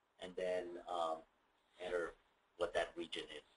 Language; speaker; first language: English; native; English